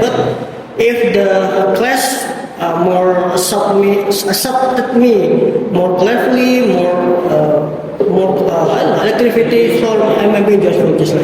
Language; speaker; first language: English; non-native, learner; Indonesian